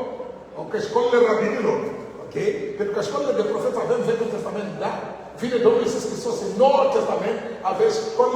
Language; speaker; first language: Romanian; non-native, learner; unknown